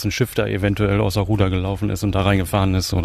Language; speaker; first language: German; native; German